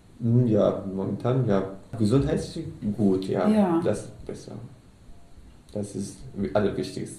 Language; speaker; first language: German; non-native, learner; Arabic